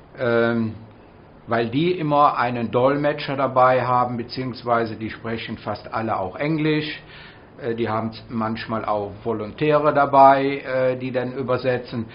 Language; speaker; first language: German; native; German